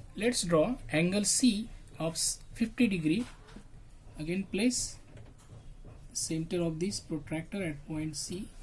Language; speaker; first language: English; non-native, local second language; Marathi